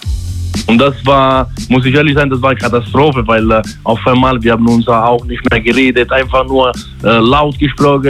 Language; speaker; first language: German; non-native, fluent; Italian